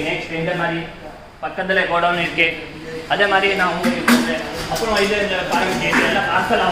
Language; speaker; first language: Tamil; non-native, learner; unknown